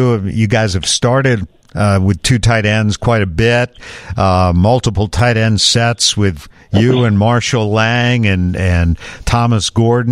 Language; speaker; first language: English; native; English